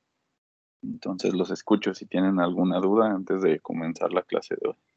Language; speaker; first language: Spanish; native; Spanish